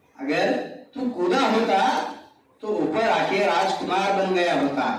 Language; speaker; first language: Hindi; non-native, local second language; Marathi